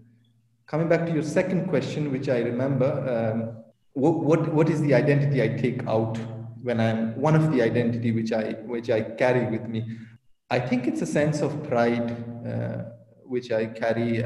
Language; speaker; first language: English; non-native, local second language; Pashto